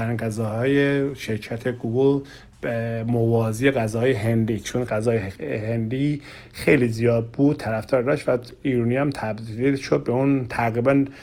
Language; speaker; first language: Persian; non-native, learner; Turkish